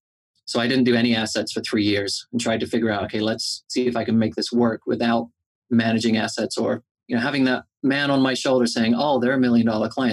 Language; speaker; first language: English; native; English